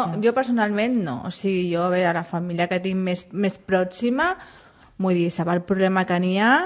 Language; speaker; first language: Catalan; non-native, local second language; Spanish